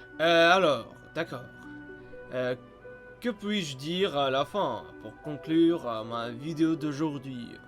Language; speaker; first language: French; non-native, fluent; Russian